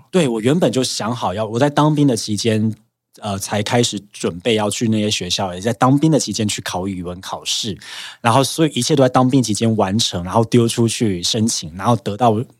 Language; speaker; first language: Chinese; native; Chinese